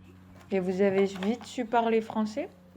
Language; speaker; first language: French; native; French